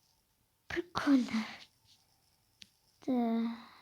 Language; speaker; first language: Russian; non-native, local second language; Kazakh